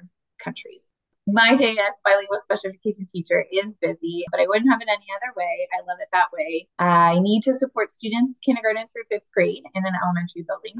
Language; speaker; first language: English; native; English